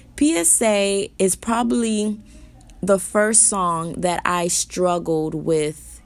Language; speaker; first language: English; native; English